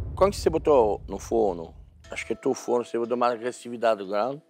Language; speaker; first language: Portuguese; non-native, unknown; French